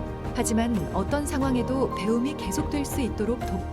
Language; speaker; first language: Korean; native; Korean